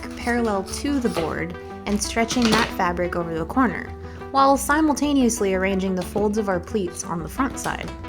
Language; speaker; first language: English; native; English